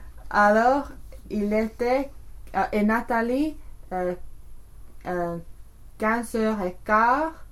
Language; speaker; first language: French; non-native, learner; English